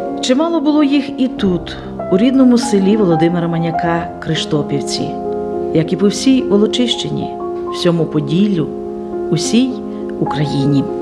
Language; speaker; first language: Ukrainian; native; Ukrainian